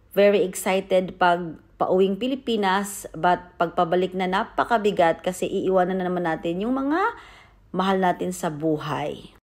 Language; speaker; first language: Filipino; non-native, local second language; Cebuano